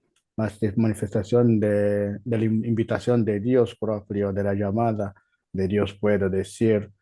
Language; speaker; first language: Spanish; non-native, learner; Igbo